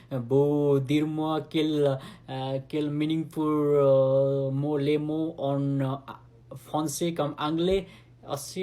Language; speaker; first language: French; non-native, learner; Nepali